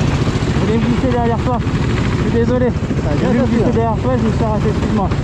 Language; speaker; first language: French; native; French